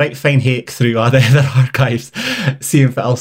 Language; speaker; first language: English; native; English